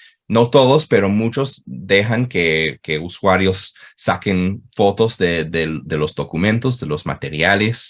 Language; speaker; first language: Spanish; non-native, fluent; English